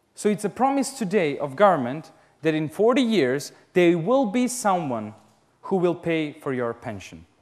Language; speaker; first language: English; non-native, fluent; Serbian